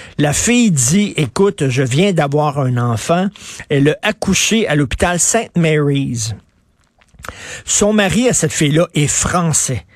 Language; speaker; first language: French; native; French